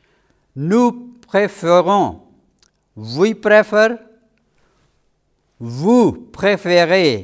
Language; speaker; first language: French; non-native, fluent; Urdu